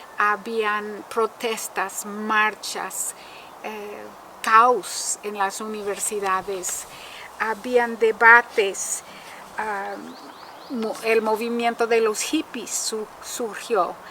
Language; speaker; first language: Spanish; non-native, fluent; English